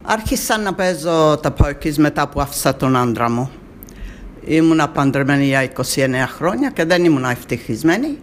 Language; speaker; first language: Greek; early bilingual, heritage; Greek